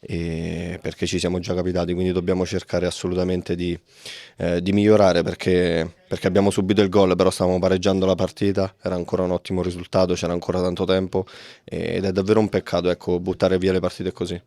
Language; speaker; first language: Italian; native; Italian